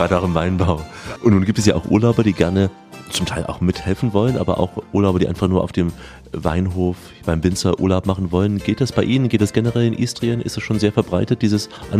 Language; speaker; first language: German; native; German